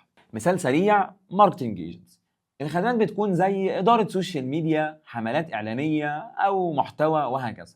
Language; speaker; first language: Arabic; native; Arabic